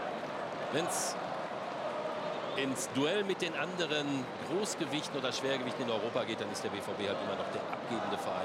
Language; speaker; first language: German; native; German